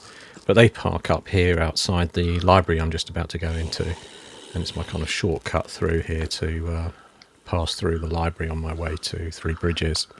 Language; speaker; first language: English; native; English